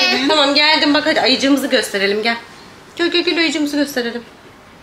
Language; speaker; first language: Turkish; native; Turkish